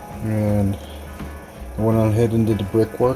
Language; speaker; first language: English; native; English